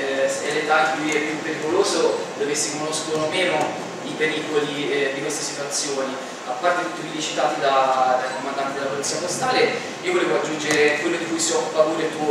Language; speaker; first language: Italian; native; Italian